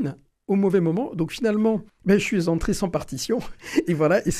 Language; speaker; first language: French; native; French